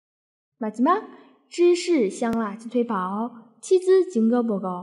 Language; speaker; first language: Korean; non-native, fluent; Chinese